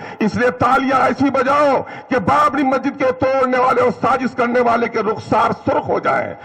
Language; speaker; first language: Urdu; native; Urdu